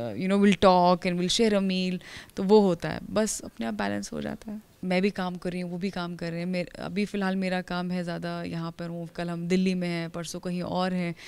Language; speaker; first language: Hindi; native; Hindi